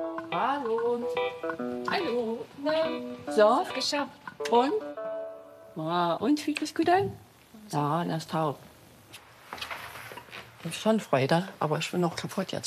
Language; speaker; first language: German; native; German